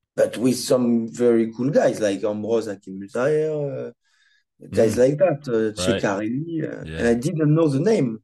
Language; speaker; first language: English; non-native, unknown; French